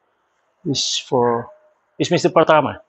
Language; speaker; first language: English; non-native, learner; Indonesian